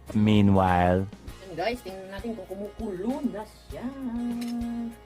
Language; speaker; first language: Filipino; native; Filipino